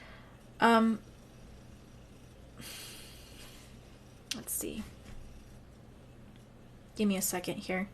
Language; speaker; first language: English; native; English